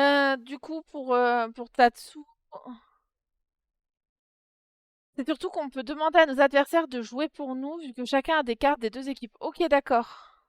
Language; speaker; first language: French; native; French